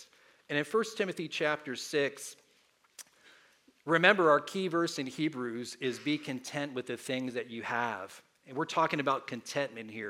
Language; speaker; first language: English; native; English